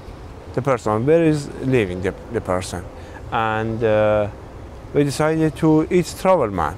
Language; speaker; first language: English; non-native, learner; Persian